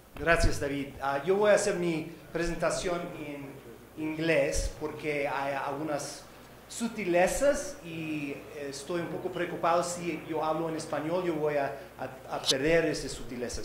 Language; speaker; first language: Spanish; non-native, fluent; English